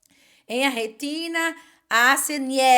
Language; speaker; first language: Spanish; non-native, learner; Portuguese